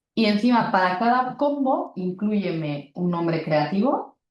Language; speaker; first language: Spanish; non-native, local second language; Basque